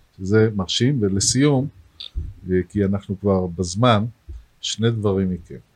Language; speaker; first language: Hebrew; native; Hebrew